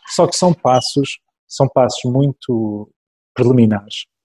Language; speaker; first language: Portuguese; early bilingual, other home language; English